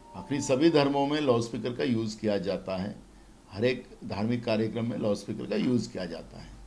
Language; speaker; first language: Hindi; non-native, local second language; Marathi